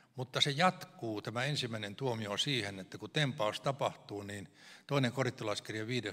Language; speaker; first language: Finnish; native; Finnish